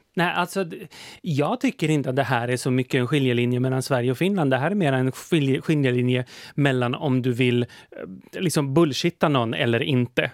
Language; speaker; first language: Swedish; native; Swedish